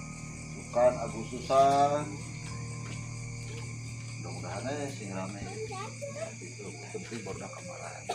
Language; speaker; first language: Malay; non-native, local second language; Sundanese